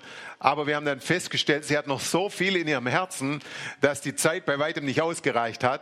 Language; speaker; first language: German; native; German